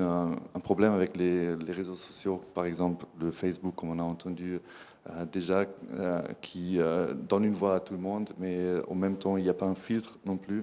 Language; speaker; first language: French; non-native, fluent; German